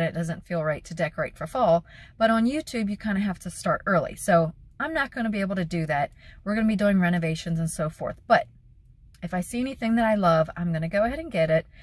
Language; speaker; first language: English; native; English